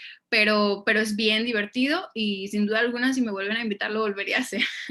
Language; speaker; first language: Spanish; native; Spanish